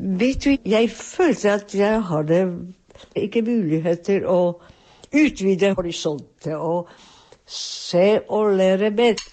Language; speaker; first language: Norwegian; non-native, fluent; Czech